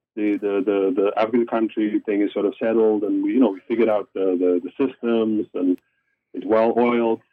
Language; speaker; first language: English; non-native, local second language; Afrikaans